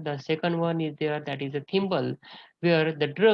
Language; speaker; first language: English; non-native, local second language; Marathi